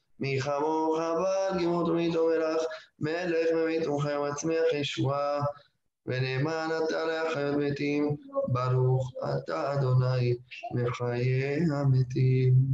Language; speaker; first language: Hebrew; non-native, fluent; Spanish